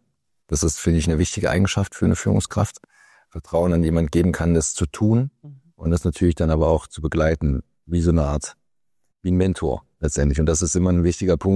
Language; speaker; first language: German; native; German